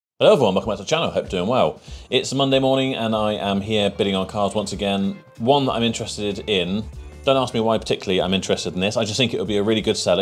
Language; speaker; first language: English; native; English